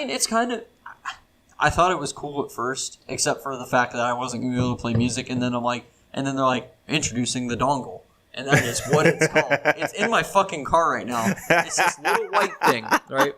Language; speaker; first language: English; native; English